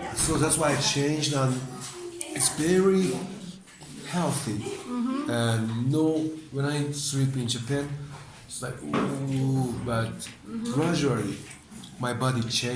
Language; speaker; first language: English; non-native, learner; Japanese